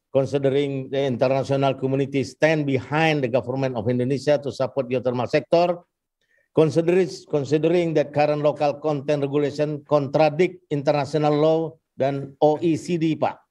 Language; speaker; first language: English; non-native, fluent; Indonesian